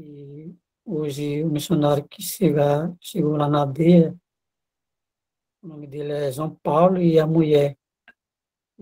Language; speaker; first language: Portuguese; non-native, local second language; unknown